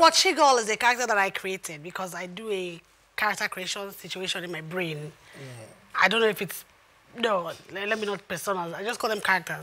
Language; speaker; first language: English; non-native, local second language; Igbo